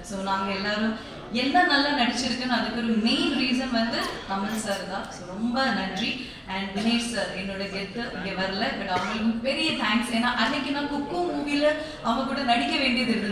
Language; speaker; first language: Tamil; non-native, local second language; Malayalam